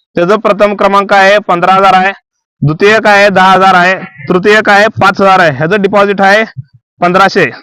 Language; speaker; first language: Marathi; non-native, local second language; Kannada